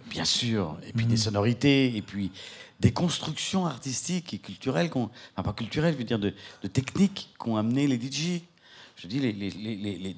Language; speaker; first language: French; native; French